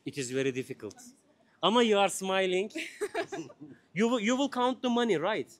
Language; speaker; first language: English; non-native, learner; Turkish